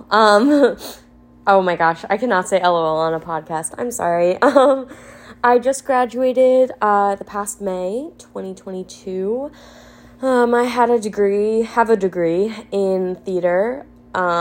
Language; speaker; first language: English; native; English